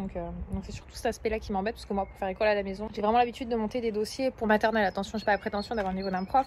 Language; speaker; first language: French; native; French